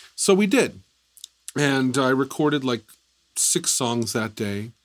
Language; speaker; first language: English; native; English